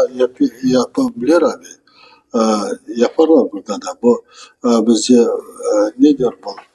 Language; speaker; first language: Turkish; non-native, learner; Kazakh